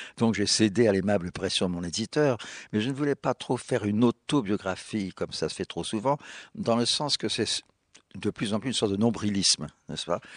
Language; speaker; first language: French; native; French